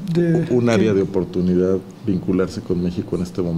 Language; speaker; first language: Spanish; native; Spanish